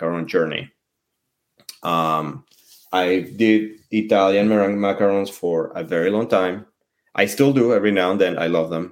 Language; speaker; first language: English; non-native, fluent; French